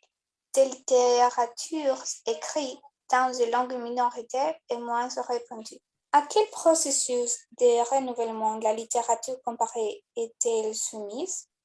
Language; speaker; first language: French; non-native, learner; Spanish